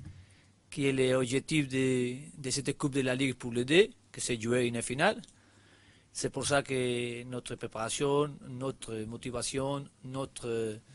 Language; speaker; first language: French; non-native, learner; Spanish